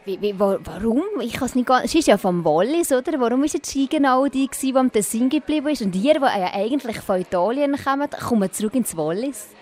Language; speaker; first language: German; native; German